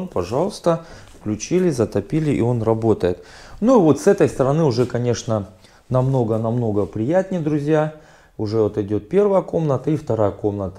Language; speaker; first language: Russian; native; Russian